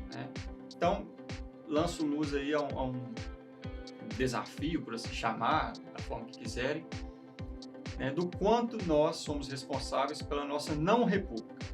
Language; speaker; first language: Portuguese; native; Portuguese